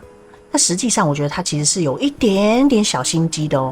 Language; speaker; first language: Chinese; native; Chinese